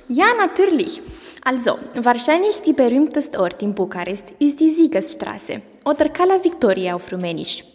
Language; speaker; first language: German; non-native, learner; Romanian